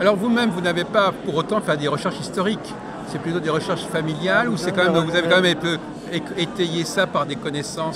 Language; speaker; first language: French; native; French